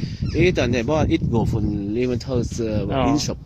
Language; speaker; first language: Swedish; non-native, learner; Vietnamese